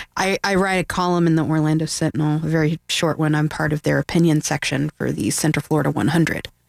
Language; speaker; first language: English; native; English